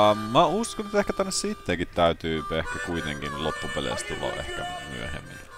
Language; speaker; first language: Finnish; native; Finnish